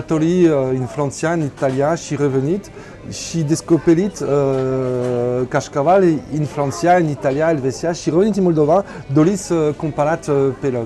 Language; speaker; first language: Romanian; non-native, learner; French